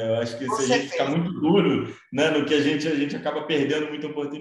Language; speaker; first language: Portuguese; native; Portuguese